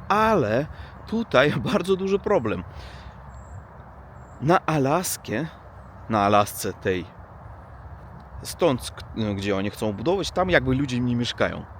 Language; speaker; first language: Polish; non-native, learner; Russian